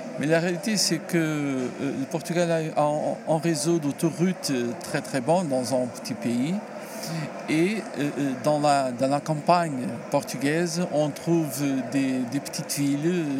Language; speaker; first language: French; non-native, learner; Portuguese